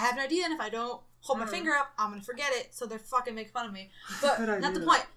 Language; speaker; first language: English; native; English